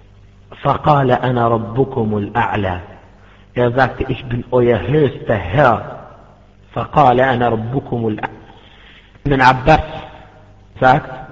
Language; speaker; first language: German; non-native, fluent; Arabic